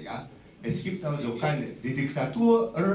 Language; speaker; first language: German; non-native, fluent; Greek